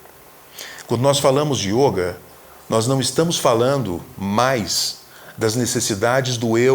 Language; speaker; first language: Portuguese; native; Portuguese